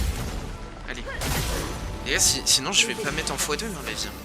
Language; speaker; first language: French; native; French